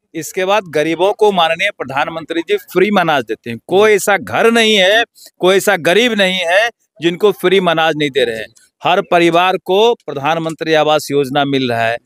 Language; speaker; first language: Hindi; native; Hindi